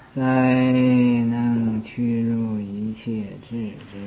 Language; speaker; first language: Chinese; native; Chinese